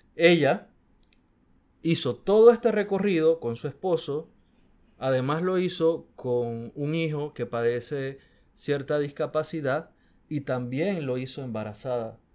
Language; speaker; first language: Spanish; native; Spanish